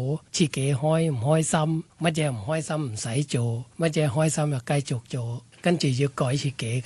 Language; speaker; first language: Cantonese; non-native, learner; Thai